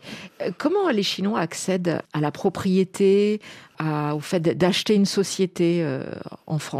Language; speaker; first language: French; native; French